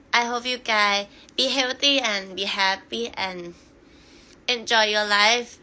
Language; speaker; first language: English; non-native, learner; Thai